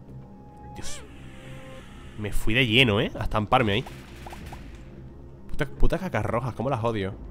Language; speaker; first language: Spanish; native; Spanish